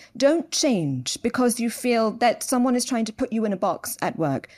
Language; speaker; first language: English; native; English